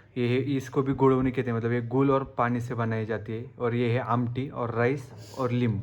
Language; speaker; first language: Hindi; non-native, local second language; Marathi